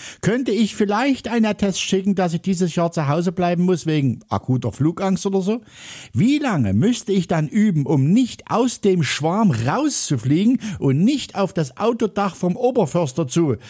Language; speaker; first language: German; native; German